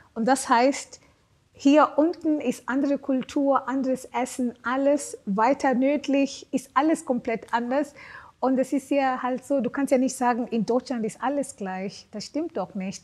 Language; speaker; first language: German; non-native, fluent; Swahili